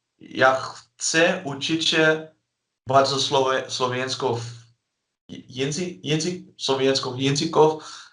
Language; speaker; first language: Polish; non-native, learner; Dutch